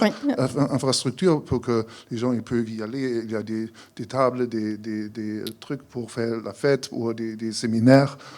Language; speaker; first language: French; non-native, fluent; German